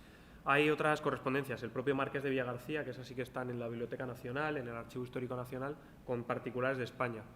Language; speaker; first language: Spanish; native; Spanish